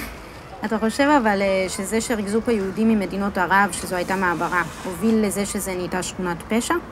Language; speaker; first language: Hebrew; native; Hebrew